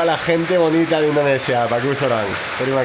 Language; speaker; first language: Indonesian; non-native, learner; Spanish